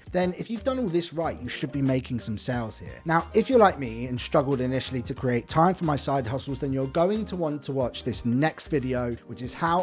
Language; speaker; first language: English; native; English